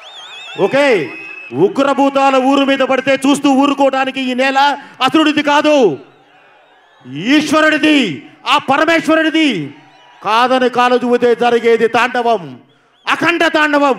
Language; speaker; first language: Telugu; native; Telugu